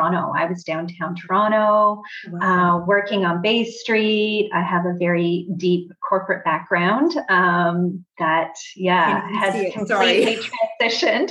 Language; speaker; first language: English; native; English